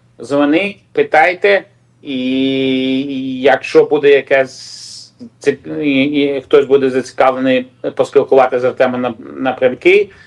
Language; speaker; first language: Ukrainian; non-native, local second language; Russian